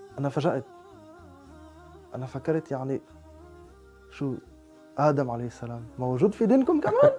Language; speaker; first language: Arabic; non-native, fluent; French